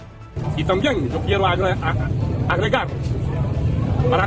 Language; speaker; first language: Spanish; non-native, learner; Haitian Creole